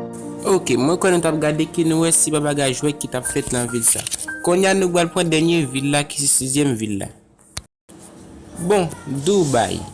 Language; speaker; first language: French; non-native, learner; Haitian Creole